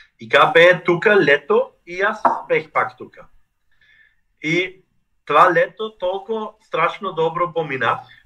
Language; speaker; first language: Macedonian; non-native, fluent; German